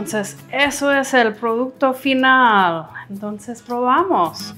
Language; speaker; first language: Spanish; non-native, fluent; English